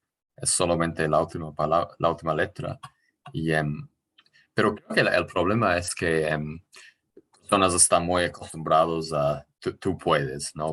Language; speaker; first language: Spanish; non-native, fluent; English